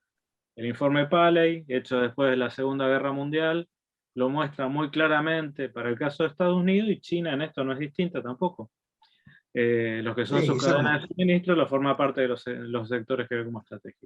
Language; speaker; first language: Spanish; native; Spanish